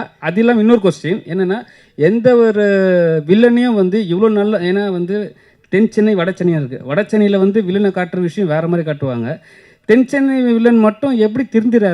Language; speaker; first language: Tamil; native; Tamil